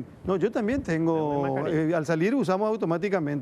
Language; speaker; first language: Spanish; native; Spanish